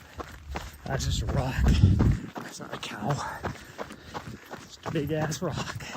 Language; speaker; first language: English; native; English